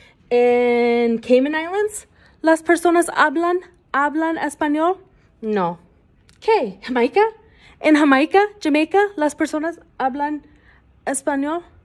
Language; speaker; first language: Spanish; non-native, learner; English